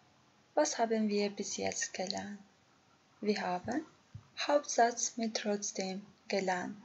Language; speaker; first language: German; non-native, fluent; Albanian